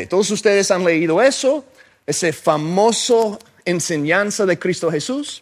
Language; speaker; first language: Spanish; non-native, fluent; English